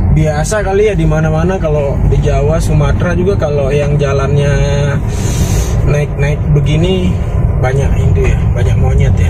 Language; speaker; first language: Indonesian; native; Indonesian